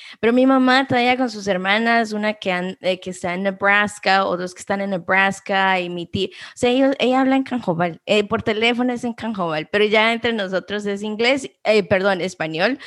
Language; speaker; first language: Spanish; early bilingual, heritage; Spanish